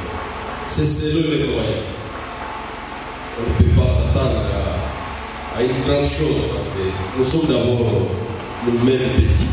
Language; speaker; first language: French; non-native, local second language; Swahili